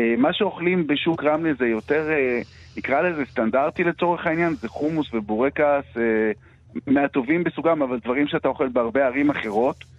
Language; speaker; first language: Hebrew; native; Hebrew